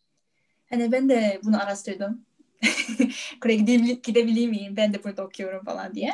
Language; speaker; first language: Turkish; non-native, fluent; Korean